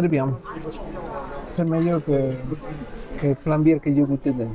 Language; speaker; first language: French; non-native, fluent; Spanish